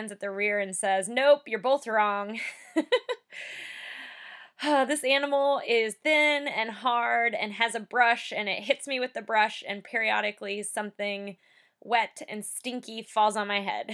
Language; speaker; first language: English; native; English